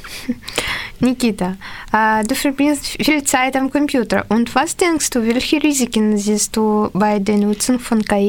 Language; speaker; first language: German; non-native, learner; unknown